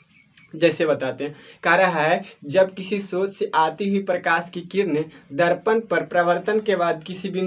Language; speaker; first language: Hindi; native; Hindi